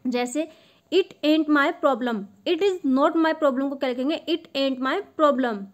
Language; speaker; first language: Hindi; native; Hindi